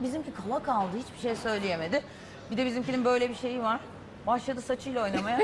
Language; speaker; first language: Turkish; native; Turkish